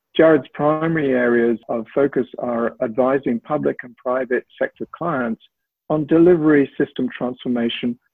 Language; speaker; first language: English; native; English